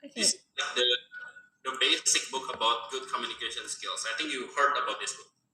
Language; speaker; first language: English; non-native, fluent; Indonesian